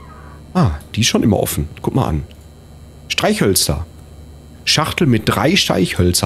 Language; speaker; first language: German; native; German